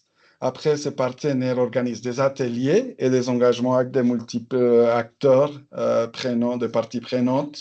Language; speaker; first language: French; non-native, fluent; English